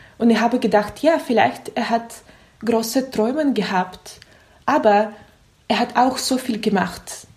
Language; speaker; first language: German; non-native, learner; Russian